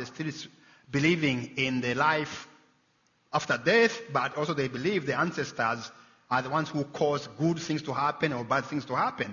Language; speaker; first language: English; non-native, local second language; Kinyarwanda